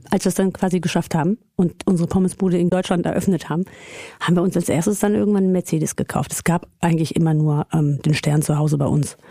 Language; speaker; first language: German; early bilingual, other home language; Greek